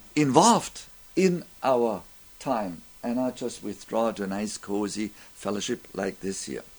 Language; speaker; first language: English; non-native, fluent; German